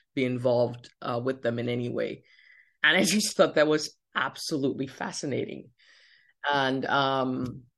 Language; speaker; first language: English; non-native, local second language; Yoruba